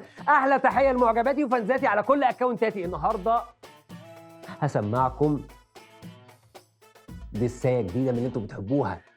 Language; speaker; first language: Arabic; native; Arabic